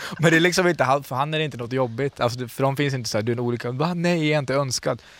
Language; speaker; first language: Swedish; early bilingual, other home language; Central Kurdish